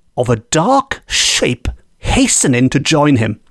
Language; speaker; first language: English; native; English